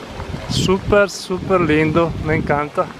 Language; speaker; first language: Spanish; non-native, fluent; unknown